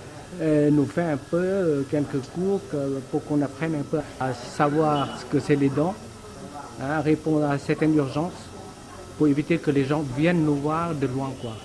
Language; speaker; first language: French; non-native, local second language; Lao